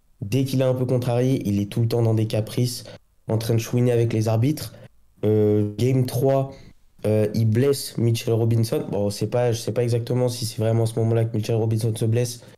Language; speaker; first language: French; native; French